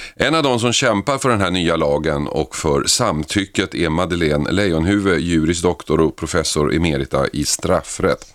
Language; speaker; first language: Swedish; native; Swedish